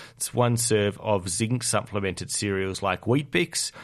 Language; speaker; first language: English; native; English